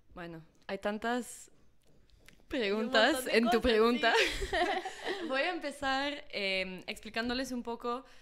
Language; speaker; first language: Spanish; non-native, fluent; English